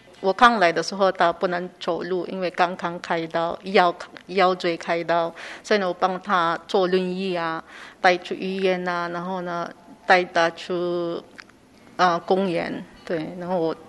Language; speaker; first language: Chinese; non-native, learner; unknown